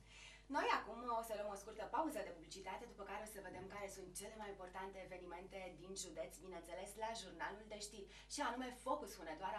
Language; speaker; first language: Romanian; native; Romanian